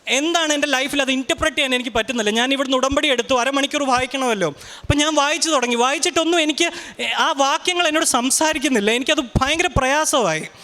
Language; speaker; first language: Malayalam; early bilingual, heritage; Malayalam